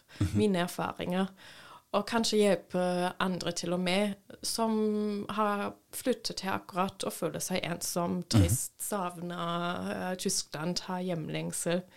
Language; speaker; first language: Norwegian; non-native, fluent; German